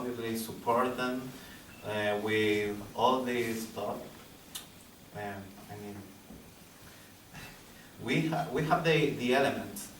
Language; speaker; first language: English; non-native, learner; Spanish